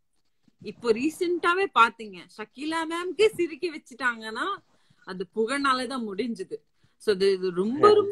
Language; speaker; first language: Tamil; non-native, local second language; Assamese